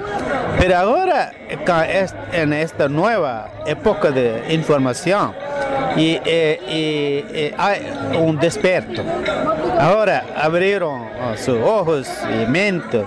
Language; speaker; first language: Spanish; non-native, fluent; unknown